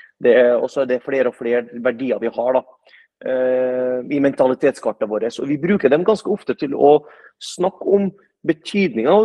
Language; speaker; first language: Norwegian; early bilingual, other home language; Arabic